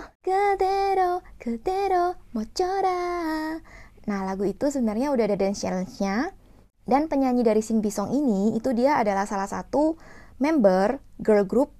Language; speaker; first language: Indonesian; non-native, fluent; Korean